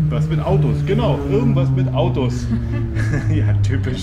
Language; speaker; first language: German; native; German